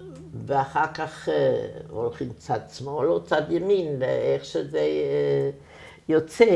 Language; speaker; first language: Hebrew; non-native, fluent; German